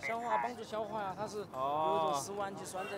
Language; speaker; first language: Chinese; native; Chinese